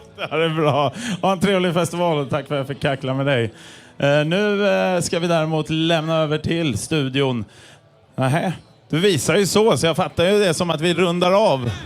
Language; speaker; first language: Swedish; native; Swedish